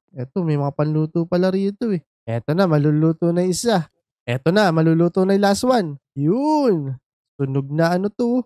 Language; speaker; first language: Filipino; native; Filipino